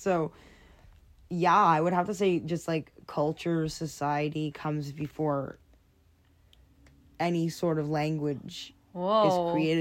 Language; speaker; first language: English; non-native, fluent; French